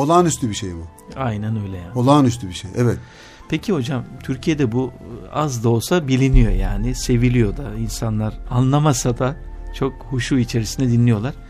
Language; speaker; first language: Turkish; native; Turkish